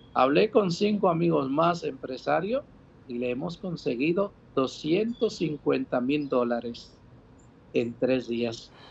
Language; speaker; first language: Spanish; native; Spanish